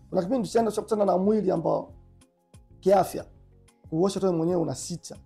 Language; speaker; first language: Swahili; native; Swahili